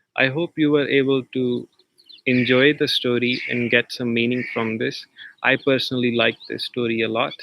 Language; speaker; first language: English; non-native, local second language; Punjabi